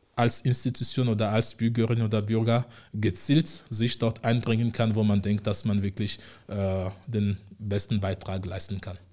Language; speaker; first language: German; non-native, fluent; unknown